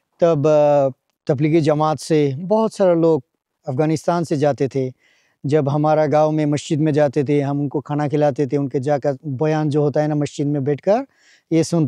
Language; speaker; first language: Hindi; non-native, fluent; Bangla